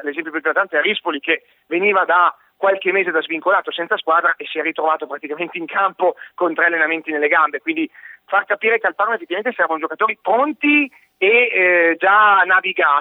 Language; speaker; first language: Italian; native; Italian